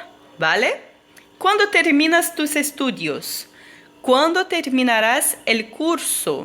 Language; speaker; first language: Spanish; non-native, fluent; Portuguese